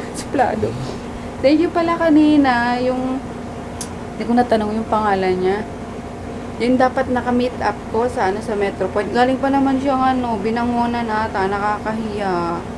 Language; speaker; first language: Filipino; native; Filipino